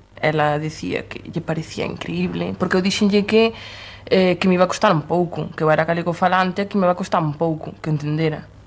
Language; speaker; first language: Galician; native; Galician